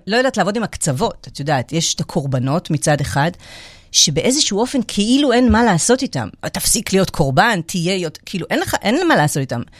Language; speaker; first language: Hebrew; native; Hebrew